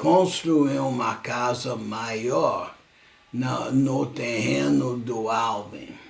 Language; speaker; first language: Portuguese; non-native, fluent; English